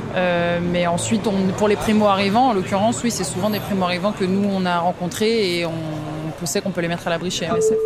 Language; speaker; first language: French; native; French